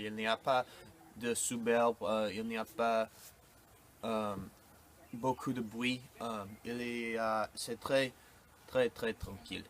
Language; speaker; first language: French; non-native, learner; English